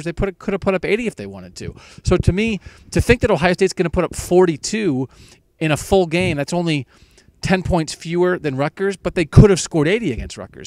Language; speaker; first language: English; native; English